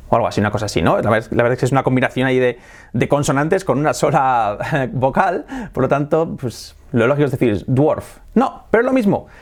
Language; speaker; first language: Spanish; native; Spanish